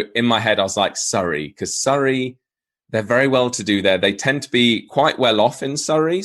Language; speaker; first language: English; native; English